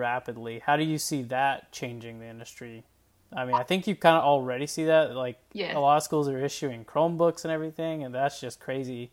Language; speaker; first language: English; native; English